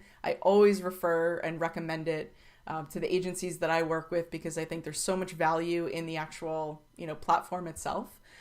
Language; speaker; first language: English; native; English